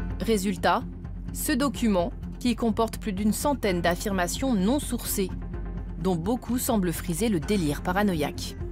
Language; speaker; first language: French; native; French